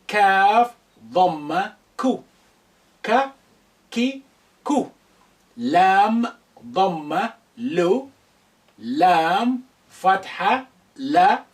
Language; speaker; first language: Arabic; non-native, fluent; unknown